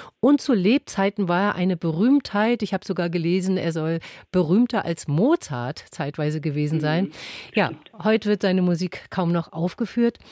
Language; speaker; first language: German; native; German